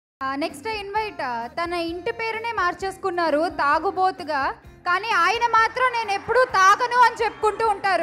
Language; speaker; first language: Telugu; native; Telugu